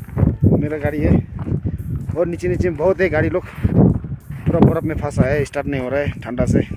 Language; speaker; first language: Hindi; non-native, local second language; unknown